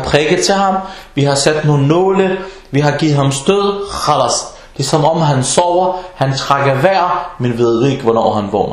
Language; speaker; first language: Danish; early bilingual, other home language; Arabic